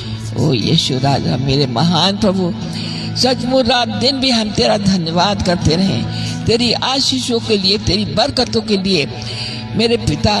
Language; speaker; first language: Hindi; native; Hindi